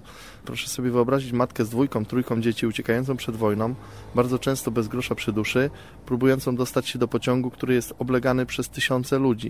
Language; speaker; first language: Polish; native; Polish